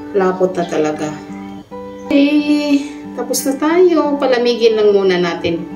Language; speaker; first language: Filipino; non-native, local second language; Cebuano